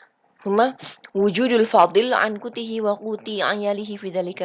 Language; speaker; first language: Arabic; non-native, fluent; Indonesian